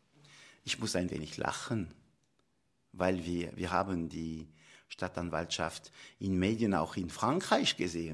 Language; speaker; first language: German; non-native, local second language; French